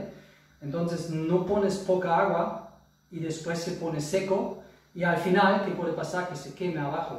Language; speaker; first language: Spanish; non-native, fluent; German